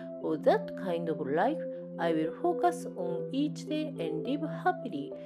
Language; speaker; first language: English; non-native, learner; Japanese